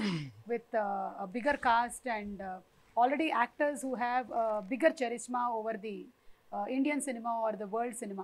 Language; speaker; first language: Telugu; native; Telugu